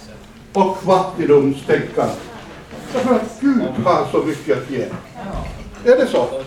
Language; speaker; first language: Swedish; non-native, fluent; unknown